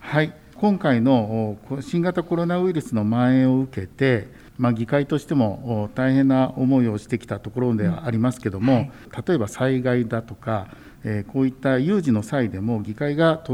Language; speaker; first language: Japanese; native; Japanese